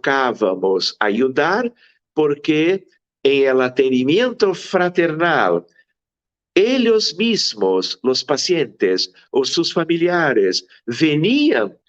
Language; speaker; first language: Spanish; non-native, fluent; Portuguese